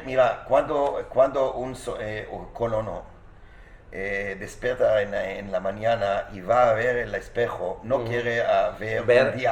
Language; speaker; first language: Spanish; non-native, fluent; Hebrew